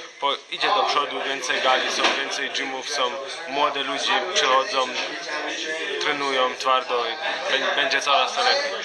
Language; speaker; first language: Polish; early bilingual, heritage; Polish